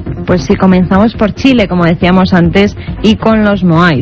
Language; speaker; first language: Spanish; native; Spanish